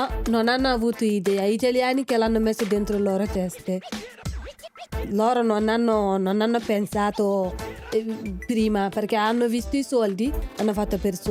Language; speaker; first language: Italian; non-native, fluent; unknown